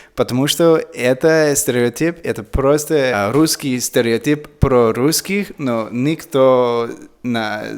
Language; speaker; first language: Russian; non-native, learner; English